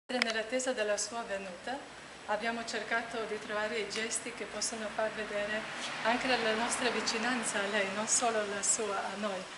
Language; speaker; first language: Italian; non-native, fluent; Slovenian